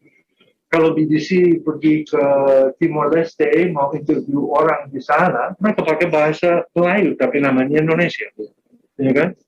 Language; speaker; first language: Indonesian; non-native, fluent; English